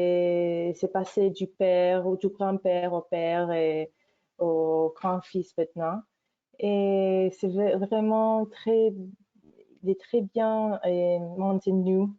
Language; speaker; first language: French; non-native, fluent; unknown